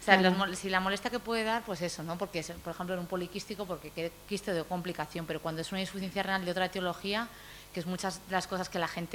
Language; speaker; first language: Spanish; native; Spanish